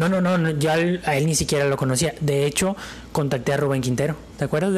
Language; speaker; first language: Spanish; native; Spanish